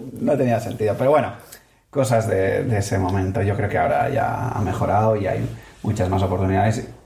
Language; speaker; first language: Spanish; native; Spanish